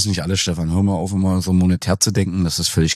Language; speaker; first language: German; native; German